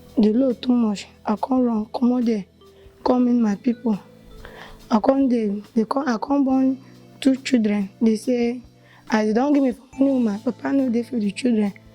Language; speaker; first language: Nigerian Pidgin; non-native, local second language; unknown